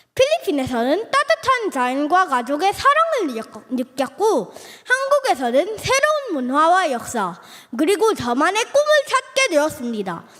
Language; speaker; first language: Korean; early bilingual, other home language; Filipino